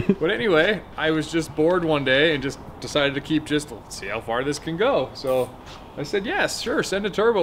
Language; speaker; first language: English; native; English